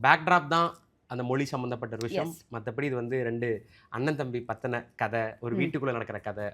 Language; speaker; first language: Tamil; native; Tamil